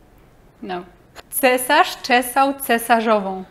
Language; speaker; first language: Polish; native; Polish